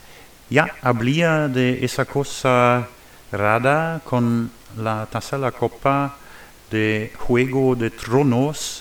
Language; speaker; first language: Spanish; non-native, learner; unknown